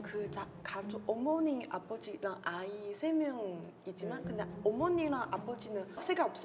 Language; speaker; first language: Korean; non-native, fluent; Chinese